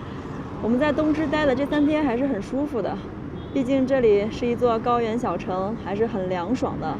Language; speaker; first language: Chinese; native; Chinese